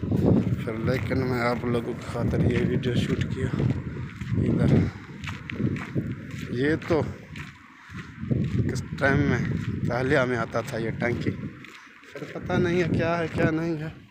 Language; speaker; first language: Hindi; non-native, local second language; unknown